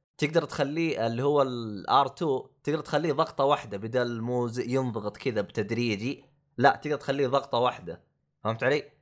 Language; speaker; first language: Arabic; native; Arabic